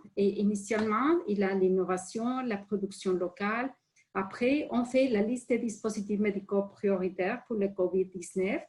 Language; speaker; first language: French; non-native, fluent; Spanish